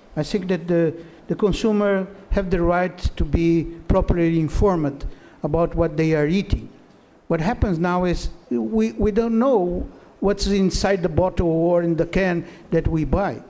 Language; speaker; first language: English; non-native, fluent; Portuguese